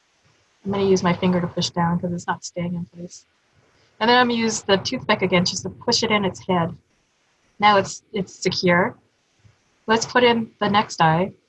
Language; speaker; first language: English; native; English